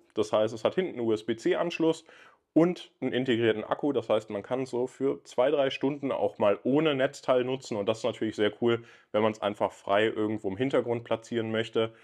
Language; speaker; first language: German; native; German